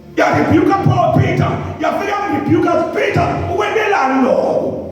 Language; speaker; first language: Zulu; non-native, local second language; Swati